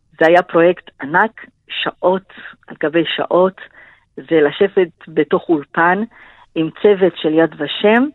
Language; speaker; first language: Hebrew; non-native, local second language; Arabic